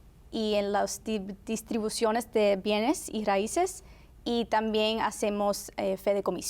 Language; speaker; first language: Spanish; early bilingual, heritage; Spanish